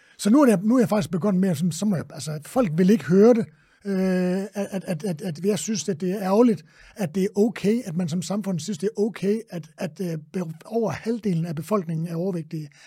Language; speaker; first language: Danish; native; Danish